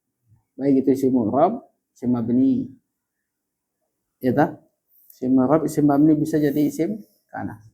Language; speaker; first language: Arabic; non-native, fluent; Indonesian